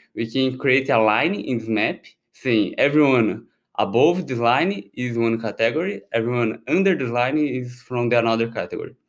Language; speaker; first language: English; non-native, fluent; Portuguese